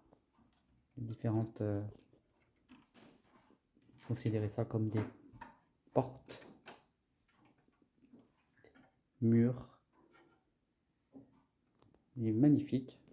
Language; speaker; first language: French; native; French